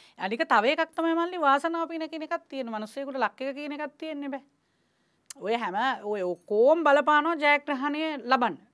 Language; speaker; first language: Sinhala; native; Sinhala